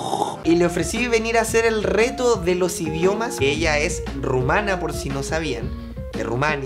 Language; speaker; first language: Spanish; native; Spanish